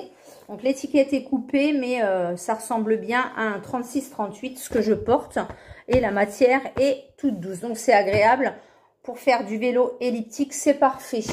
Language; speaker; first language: French; native; French